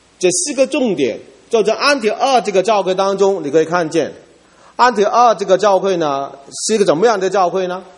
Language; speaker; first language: Chinese; non-native, local second language; Cantonese